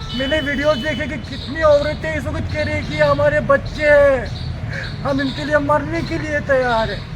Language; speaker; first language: Hindi; non-native, local second language; Kashmiri